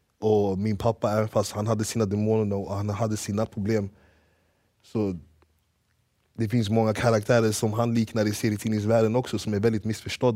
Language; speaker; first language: Swedish; early bilingual, other home language; English